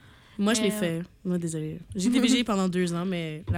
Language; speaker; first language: French; native; French